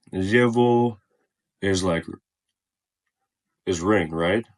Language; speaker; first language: Spanish; non-native, learner; Russian